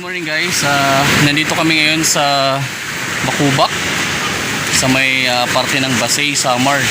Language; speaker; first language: Filipino; native; Filipino